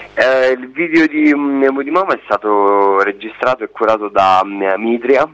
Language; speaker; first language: Italian; native; Italian